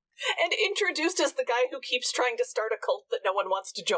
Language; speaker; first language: English; native; English